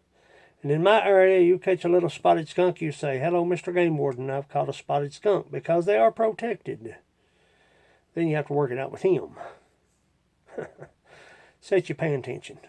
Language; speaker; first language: English; native; English